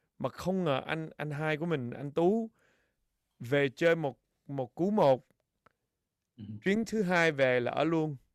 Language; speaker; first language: Vietnamese; early bilingual, heritage; Vietnamese